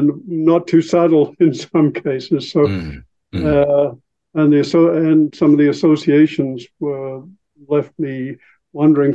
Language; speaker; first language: English; native; English